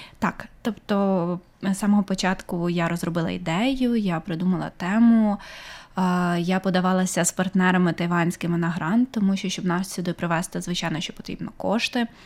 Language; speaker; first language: Ukrainian; native; Ukrainian